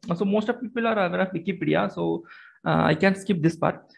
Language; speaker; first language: English; non-native, local second language; Tamil